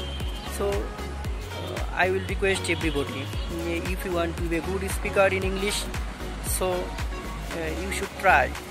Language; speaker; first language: English; non-native, learner; Bangla